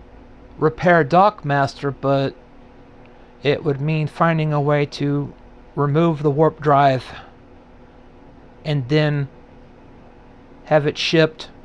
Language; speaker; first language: English; native; English